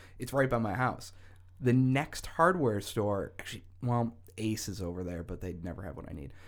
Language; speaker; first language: English; native; English